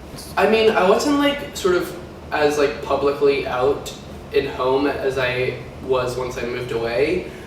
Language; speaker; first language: English; native; English